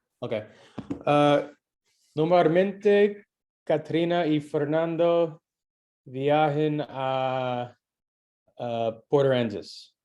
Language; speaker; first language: Spanish; non-native, learner; English